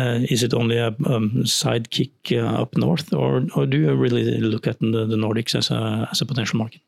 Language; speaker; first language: English; non-native, fluent; Norwegian